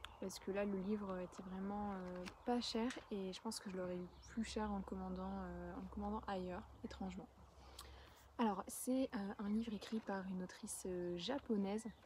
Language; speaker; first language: French; native; French